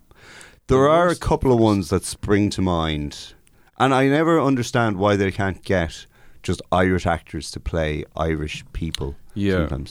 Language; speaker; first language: English; native; English